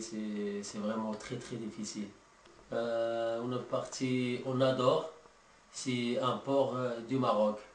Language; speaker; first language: French; non-native, learner; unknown